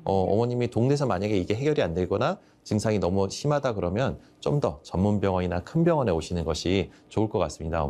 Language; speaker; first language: Korean; native; Korean